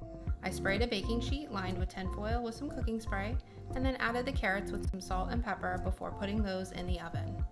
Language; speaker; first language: English; native; English